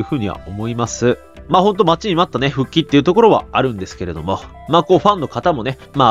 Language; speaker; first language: Japanese; native; Japanese